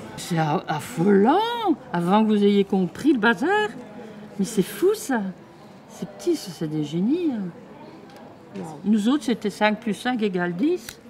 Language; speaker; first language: French; native; French